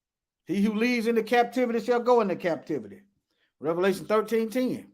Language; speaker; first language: English; native; English